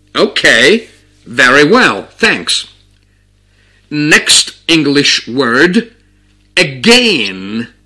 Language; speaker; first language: English; non-native, fluent; Georgian